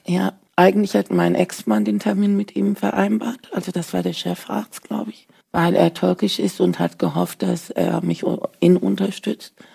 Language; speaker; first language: German; early bilingual, other home language; Turkish